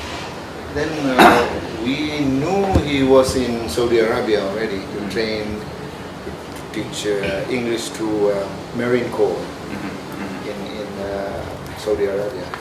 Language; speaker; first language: English; non-native, fluent; Indonesian